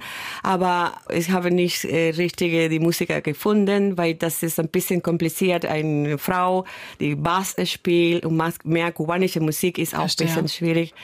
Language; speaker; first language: German; non-native, fluent; Spanish